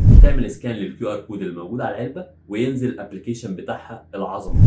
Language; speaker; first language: Arabic; native; Arabic